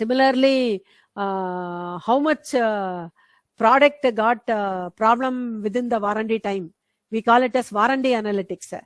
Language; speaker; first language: English; non-native, local second language; Tamil